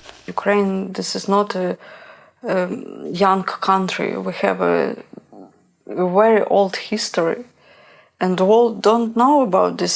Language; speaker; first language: English; non-native, learner; Ukrainian